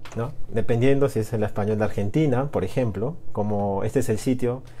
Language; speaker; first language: Spanish; native; Spanish